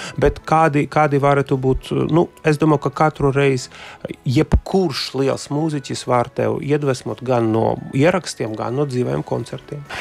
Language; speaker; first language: Latvian; non-native, local second language; Russian